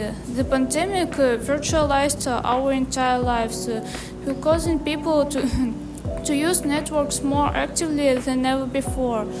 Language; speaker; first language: English; non-native, local second language; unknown